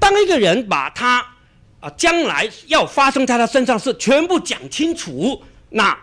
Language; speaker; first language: Chinese; native; Chinese